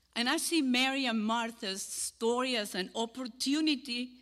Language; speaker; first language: English; non-native, fluent; Spanish